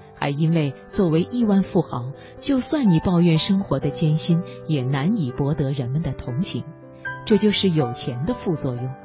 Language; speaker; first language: Chinese; native; Chinese